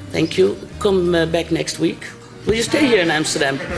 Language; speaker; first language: English; non-native, fluent; Dutch